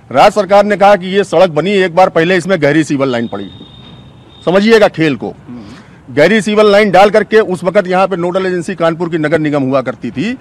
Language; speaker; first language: Hindi; native; Hindi